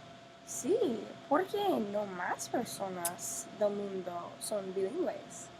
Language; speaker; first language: Spanish; non-native, learner; English